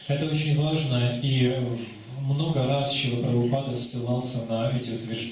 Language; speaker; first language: Russian; native; Russian